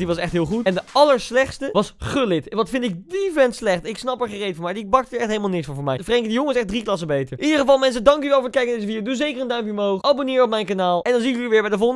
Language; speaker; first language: Dutch; native; Dutch